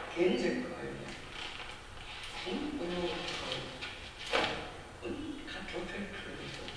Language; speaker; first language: German; non-native, fluent; Korean